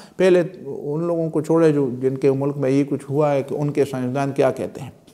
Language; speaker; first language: Urdu; non-native, local second language; Pashto